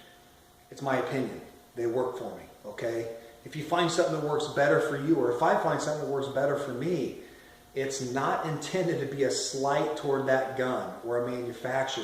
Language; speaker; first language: English; native; English